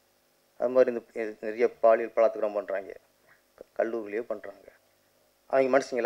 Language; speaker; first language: Tamil; native; Tamil